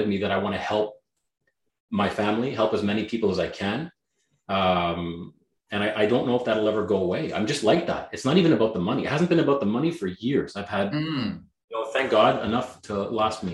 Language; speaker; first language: English; non-native, fluent; Greek